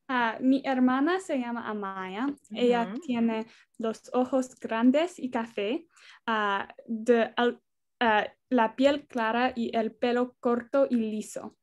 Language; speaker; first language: Spanish; non-native, learner; English